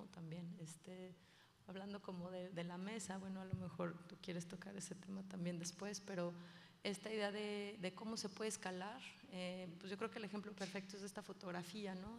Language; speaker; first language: Spanish; native; Spanish